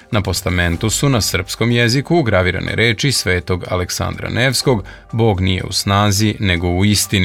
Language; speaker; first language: Serbian; native; Serbian